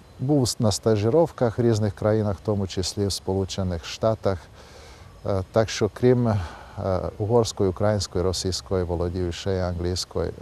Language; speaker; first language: Ukrainian; non-native, local second language; Hungarian